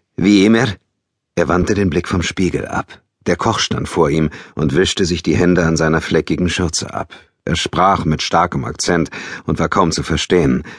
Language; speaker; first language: German; native; German